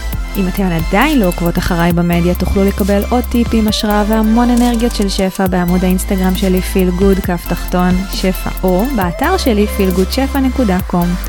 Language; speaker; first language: Hebrew; native; Hebrew